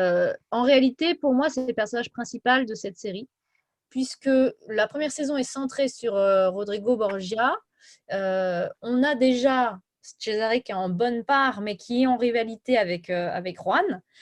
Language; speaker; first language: French; native; French